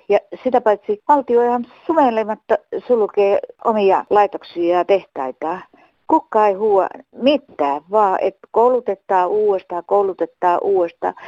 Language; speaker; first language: Finnish; native; Finnish